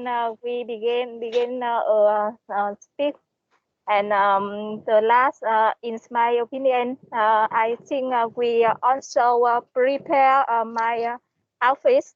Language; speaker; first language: English; non-native, learner; Vietnamese